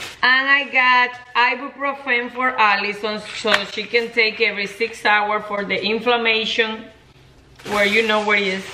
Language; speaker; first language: English; non-native, fluent; Spanish